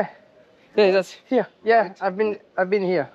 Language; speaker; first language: English; non-native, learner; French